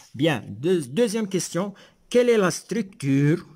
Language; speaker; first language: French; non-native, local second language; Arabic